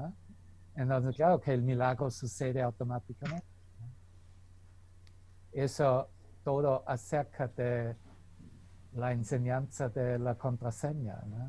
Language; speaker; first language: Spanish; non-native, fluent; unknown